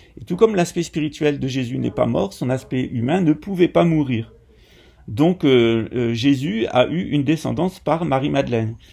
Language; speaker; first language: French; native; French